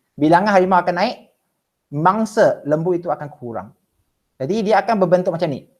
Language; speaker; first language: Malay; non-native, local second language; Chinese